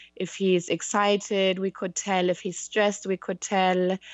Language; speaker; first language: English; non-native, fluent; German